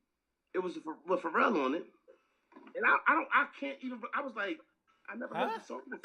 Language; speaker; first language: English; native; English